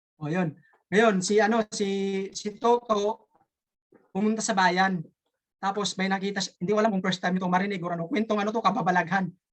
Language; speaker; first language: Filipino; native; Filipino